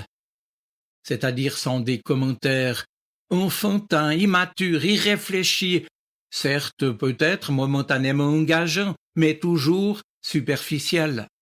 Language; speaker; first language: French; native; French